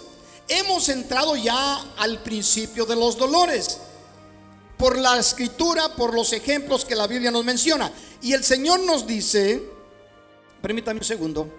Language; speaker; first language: Spanish; native; Spanish